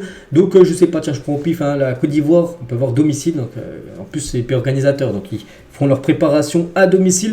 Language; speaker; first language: French; native; French